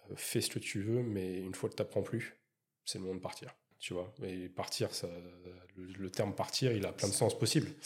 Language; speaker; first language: French; native; French